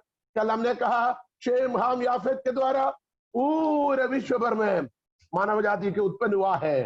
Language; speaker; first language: Hindi; non-native, local second language; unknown